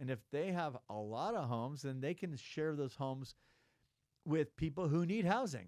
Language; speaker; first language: English; native; English